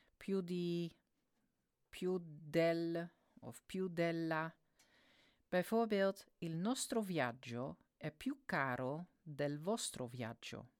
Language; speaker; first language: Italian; non-native, fluent; Dutch